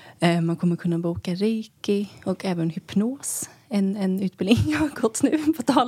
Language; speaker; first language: Swedish; native; Swedish